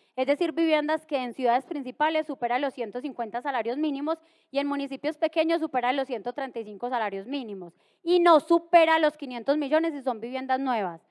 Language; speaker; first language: Spanish; native; Spanish